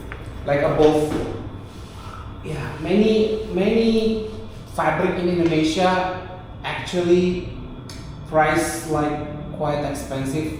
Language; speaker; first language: English; non-native, local second language; Indonesian